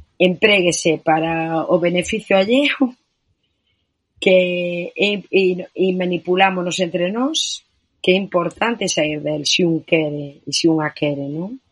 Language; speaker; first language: Galician; non-native, local second language; Spanish